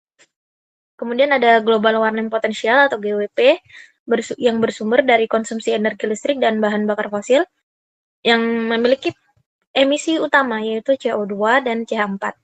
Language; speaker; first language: Indonesian; native; Indonesian